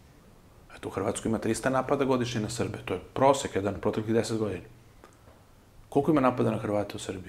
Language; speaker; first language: Serbian; native; Serbian